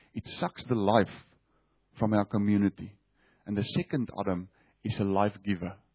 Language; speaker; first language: English; non-native, local second language; Afrikaans